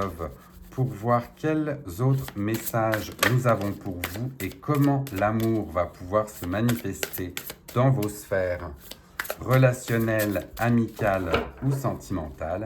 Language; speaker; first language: French; native; French